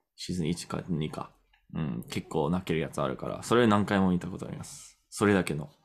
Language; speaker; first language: Japanese; non-native, fluent; English